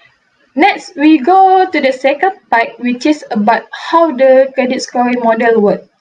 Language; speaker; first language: English; non-native, local second language; Malay